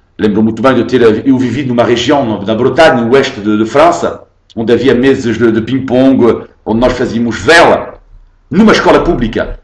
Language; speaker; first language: Portuguese; non-native, fluent; French